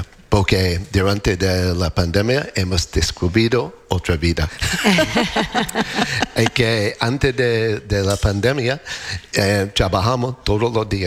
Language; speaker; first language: Spanish; non-native, learner; English